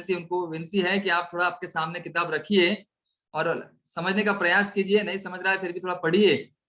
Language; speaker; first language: Hindi; non-native, local second language; Marathi